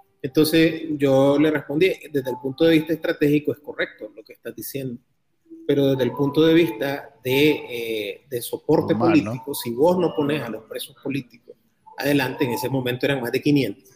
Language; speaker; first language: Spanish; native; Spanish